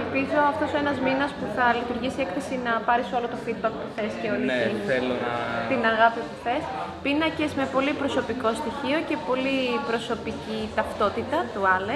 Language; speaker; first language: Greek; native; Greek